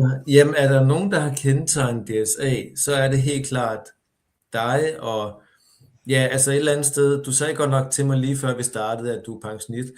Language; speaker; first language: Danish; native; Danish